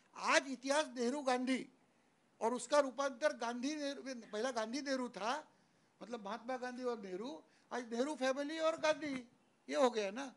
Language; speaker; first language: Hindi; non-native, local second language; Marathi